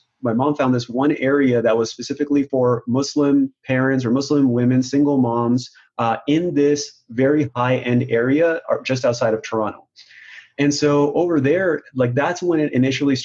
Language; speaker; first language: English; non-native, local second language; Urdu